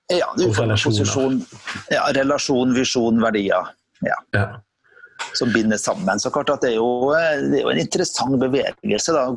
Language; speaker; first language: Norwegian; native; Norwegian